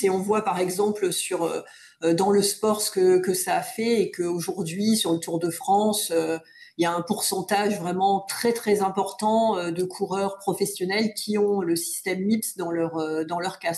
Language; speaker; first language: French; native; French